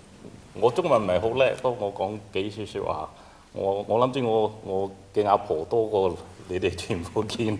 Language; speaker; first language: Cantonese; early bilingual, heritage; Cantonese